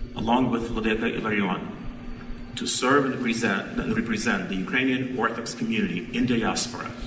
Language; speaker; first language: English; non-native, fluent; Ukrainian